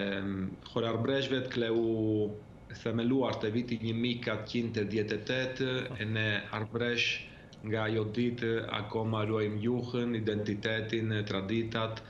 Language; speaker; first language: Albanian; early bilingual, heritage; Albanian